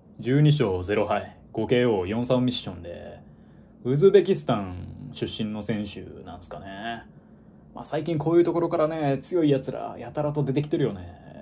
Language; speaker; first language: Japanese; native; Japanese